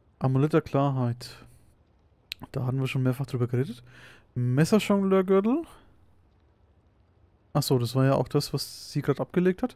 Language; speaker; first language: German; native; German